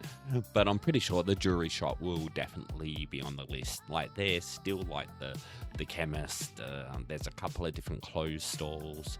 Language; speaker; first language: English; native; English